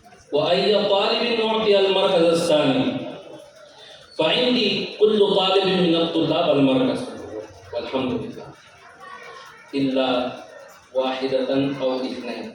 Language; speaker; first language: Arabic; non-native, fluent; Urdu